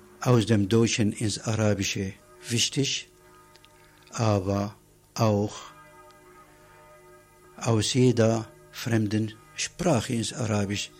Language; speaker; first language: German; non-native, fluent; Arabic